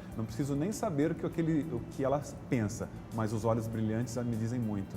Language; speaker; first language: Portuguese; native; Portuguese